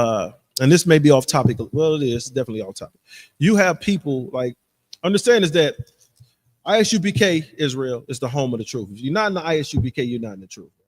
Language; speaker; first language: English; native; English